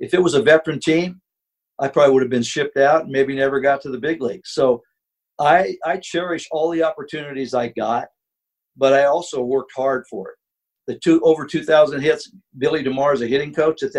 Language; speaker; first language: English; native; English